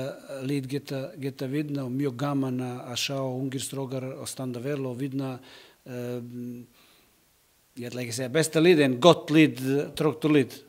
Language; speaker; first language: Icelandic; non-native, learner; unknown